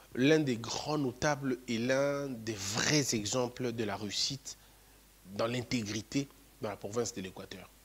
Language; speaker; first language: French; non-native, local second language; Lingala